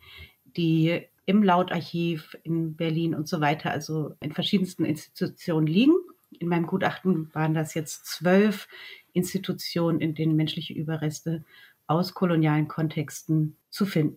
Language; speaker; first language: German; native; German